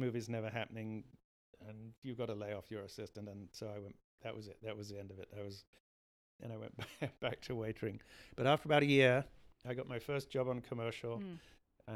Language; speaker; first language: English; native; English